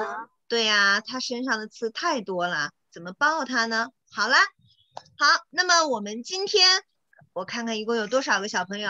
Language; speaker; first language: Chinese; native; Chinese